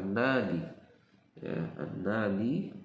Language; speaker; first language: Arabic; non-native, fluent; Indonesian